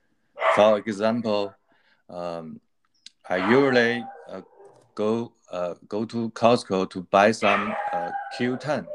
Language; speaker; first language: English; non-native, learner; Chinese